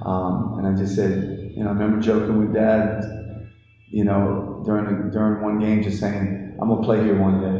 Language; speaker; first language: English; native; English